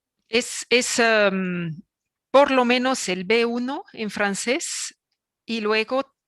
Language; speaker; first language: Spanish; non-native, fluent; French